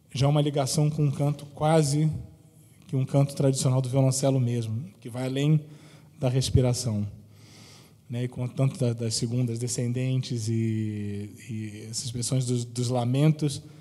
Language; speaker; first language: Portuguese; native; Portuguese